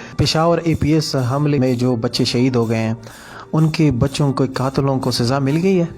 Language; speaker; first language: Urdu; non-native, local second language; Pashto